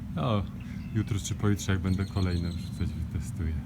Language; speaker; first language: Polish; native; Polish